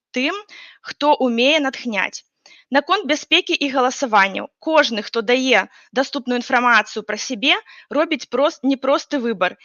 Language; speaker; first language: Belarusian; non-native, local second language; Russian